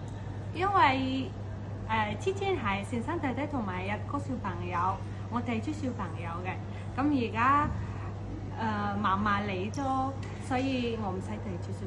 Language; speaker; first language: Cantonese; non-native, fluent; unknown